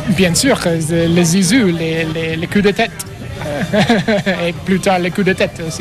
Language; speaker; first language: French; non-native, fluent; English